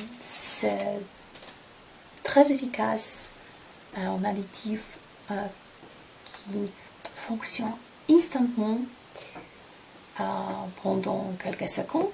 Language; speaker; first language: French; non-native, fluent; Polish